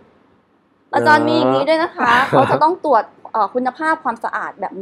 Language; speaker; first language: Thai; native; Thai